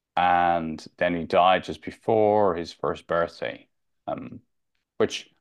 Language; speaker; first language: English; native; English